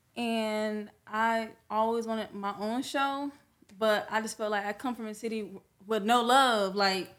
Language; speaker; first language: English; early bilingual, other home language; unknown